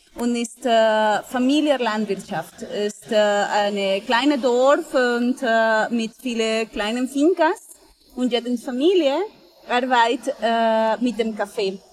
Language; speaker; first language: German; non-native, fluent; Spanish